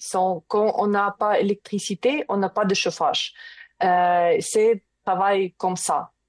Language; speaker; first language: French; non-native, learner; Ukrainian